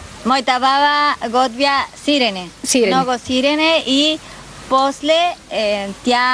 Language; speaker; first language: Bulgarian; non-native, learner; Spanish